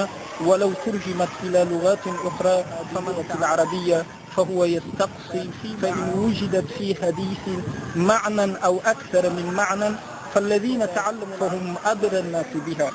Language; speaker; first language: Arabic; non-native, fluent; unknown